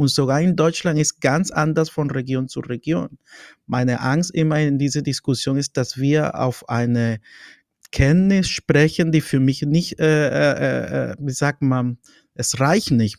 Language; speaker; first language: German; non-native, fluent; Spanish